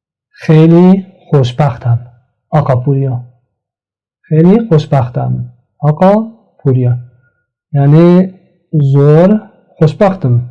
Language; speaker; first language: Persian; non-native, fluent; Central Kurdish